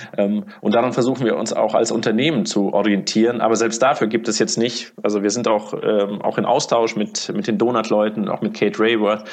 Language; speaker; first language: German; early bilingual, other home language; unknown